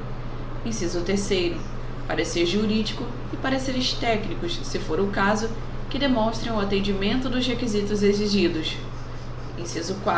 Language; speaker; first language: Portuguese; native; Portuguese